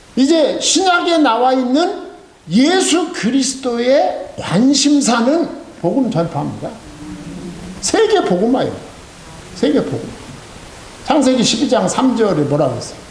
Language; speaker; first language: Korean; native; Korean